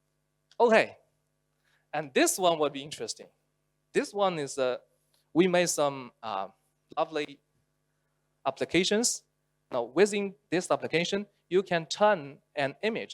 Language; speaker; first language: English; non-native, local second language; Chinese